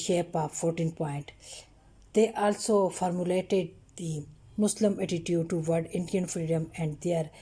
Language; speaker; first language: English; non-native, local second language; Urdu